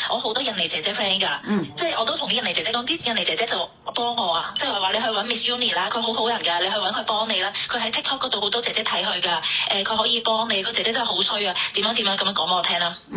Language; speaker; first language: Cantonese; native; Cantonese